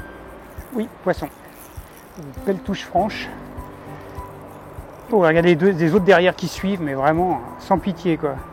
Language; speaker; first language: French; native; French